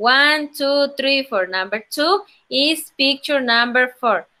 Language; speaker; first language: English; non-native, learner; Spanish